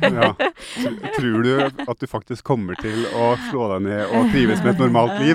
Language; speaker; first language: Norwegian; native; Norwegian